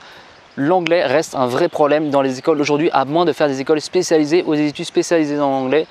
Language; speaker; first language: French; native; French